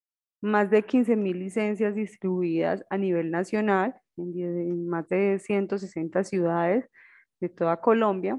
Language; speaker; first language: Spanish; native; Spanish